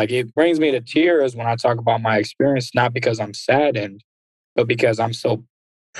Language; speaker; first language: English; native; English